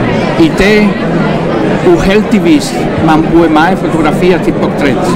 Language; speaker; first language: Danish; non-native, fluent; Spanish